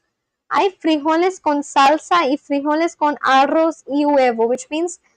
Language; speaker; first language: Spanish; non-native, learner; English